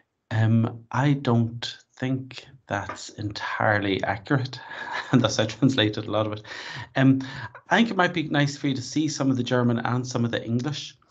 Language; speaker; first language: English; native; English